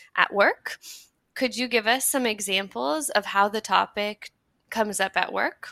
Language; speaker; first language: English; native; English